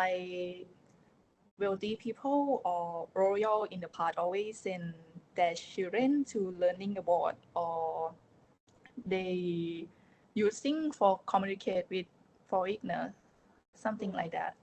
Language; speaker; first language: English; non-native, learner; Thai